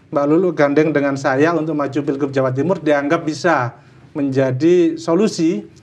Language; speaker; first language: Indonesian; native; Indonesian